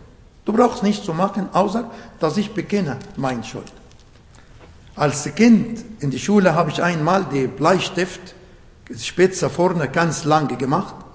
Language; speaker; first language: German; non-native, learner; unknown